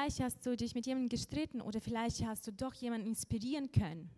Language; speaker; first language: German; non-native, fluent; Russian